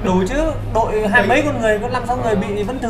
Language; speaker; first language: Vietnamese; native; Vietnamese